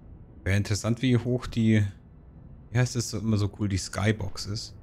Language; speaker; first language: German; native; German